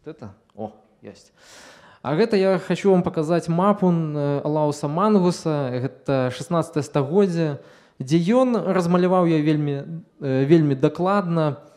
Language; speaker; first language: Russian; non-native, local second language; Belarusian